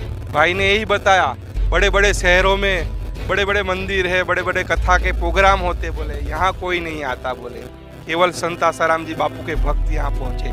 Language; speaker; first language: Hindi; native; Hindi